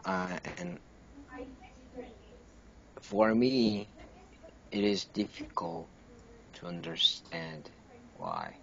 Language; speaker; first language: English; non-native, learner; Korean